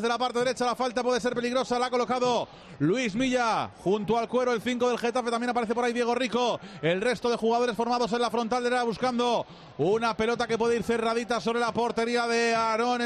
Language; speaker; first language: Spanish; native; Spanish